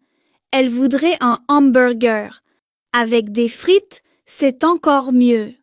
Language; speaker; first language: French; non-native, local second language; Arabic